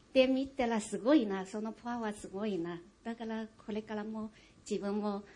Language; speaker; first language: Japanese; non-native, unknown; Chinese